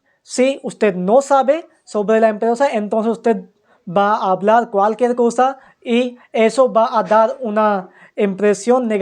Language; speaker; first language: Spanish; non-native, fluent; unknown